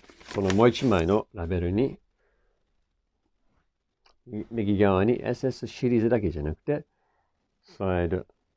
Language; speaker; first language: Japanese; non-native, fluent; English